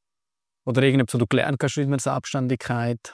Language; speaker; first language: German; native; German